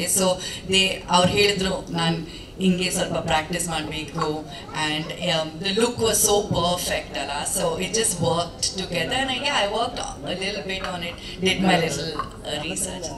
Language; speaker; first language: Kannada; non-native, learner; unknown